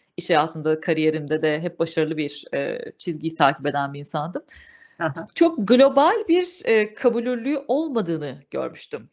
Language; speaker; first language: Turkish; native; Turkish